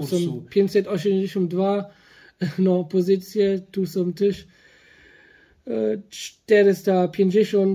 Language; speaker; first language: Polish; early bilingual, heritage; German